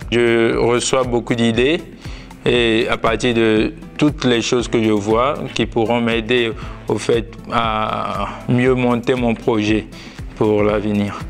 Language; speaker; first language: French; non-native, fluent; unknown